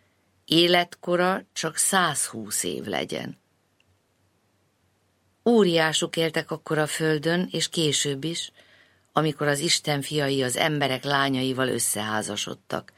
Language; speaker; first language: Hungarian; native; Hungarian